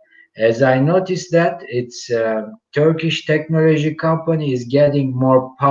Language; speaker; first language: English; non-native, fluent; Turkish